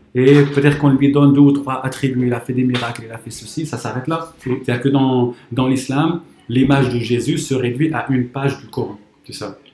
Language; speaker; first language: French; non-native, local second language; Arabic